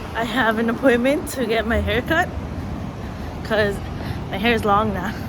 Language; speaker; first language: English; non-native, local second language; Filipino